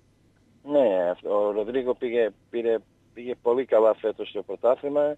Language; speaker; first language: Greek; non-native, learner; Portuguese